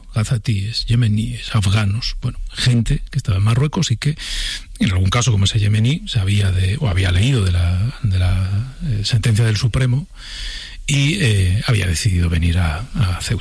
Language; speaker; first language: Spanish; native; Spanish